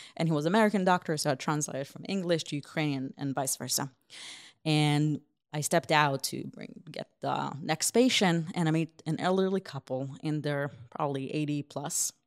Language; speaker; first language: English; non-native, fluent; Hebrew